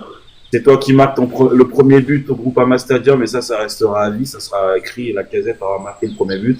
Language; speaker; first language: French; native; French